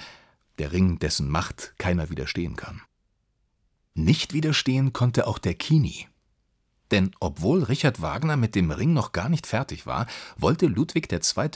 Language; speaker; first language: German; native; German